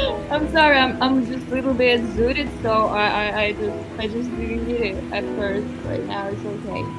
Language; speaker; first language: English; non-native, fluent; Russian